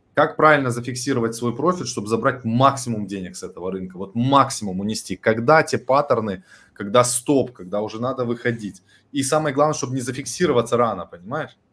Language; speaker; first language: Russian; native; Russian